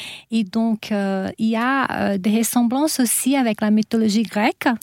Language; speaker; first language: French; non-native, fluent; Portuguese